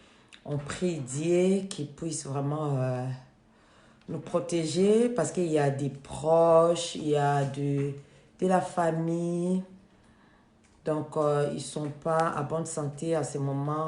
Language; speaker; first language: French; non-native, fluent; Lingala